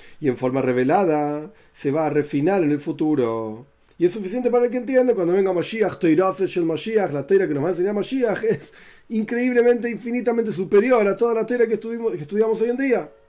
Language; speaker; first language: Spanish; native; Spanish